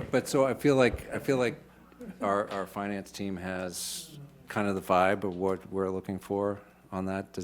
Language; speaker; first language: English; native; English